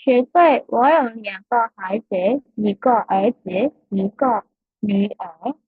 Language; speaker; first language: Chinese; non-native, learner; Burmese